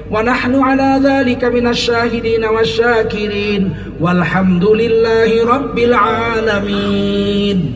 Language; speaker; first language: Indonesian; native; Indonesian